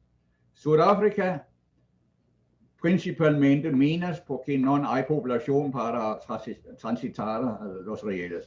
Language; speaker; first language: Spanish; non-native, fluent; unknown